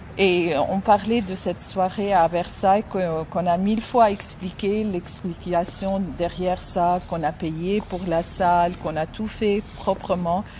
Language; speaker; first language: French; non-native, fluent; Arabic